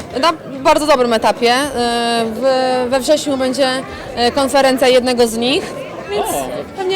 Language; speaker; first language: Polish; native; Polish